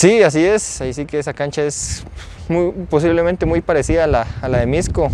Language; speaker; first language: Spanish; native; Spanish